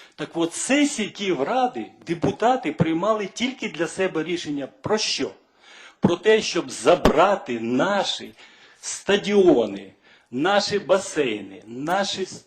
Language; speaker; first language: Ukrainian; native; Ukrainian